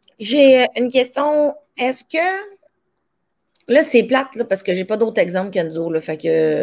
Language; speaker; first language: French; native; French